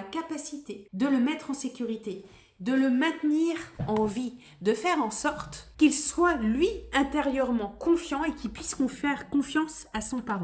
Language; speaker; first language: French; native; French